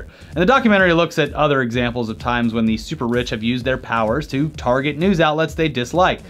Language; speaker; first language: English; native; English